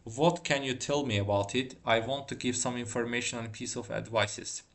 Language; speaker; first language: English; non-native, fluent; Azerbaijani